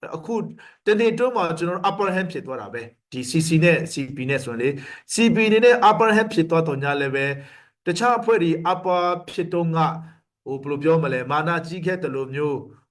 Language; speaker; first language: Burmese; non-native, local second language; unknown